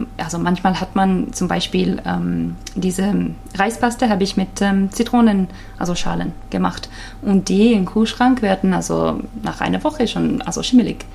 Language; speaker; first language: German; non-native, fluent; Japanese